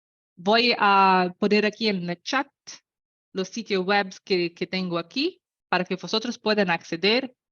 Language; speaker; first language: Spanish; non-native, learner; Portuguese